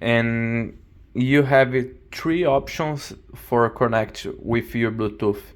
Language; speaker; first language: English; non-native, learner; Portuguese